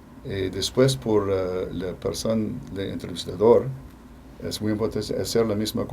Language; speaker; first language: Spanish; non-native, fluent; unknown